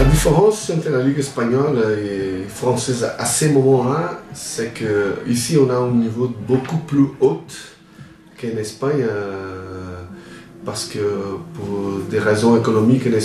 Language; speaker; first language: French; non-native, fluent; Portuguese